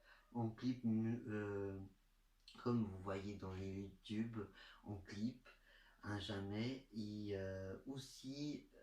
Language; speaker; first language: French; non-native, learner; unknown